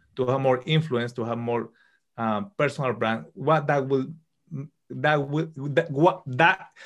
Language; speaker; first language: English; non-native, fluent; Spanish